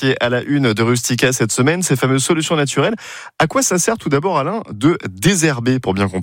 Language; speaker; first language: French; native; French